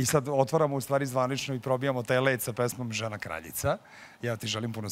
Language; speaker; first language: Serbian; native; Serbian